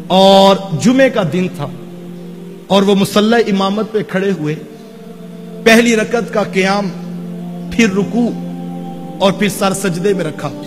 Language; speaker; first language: Urdu; native; Urdu